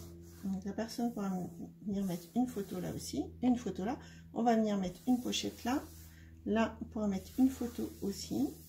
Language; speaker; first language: French; native; French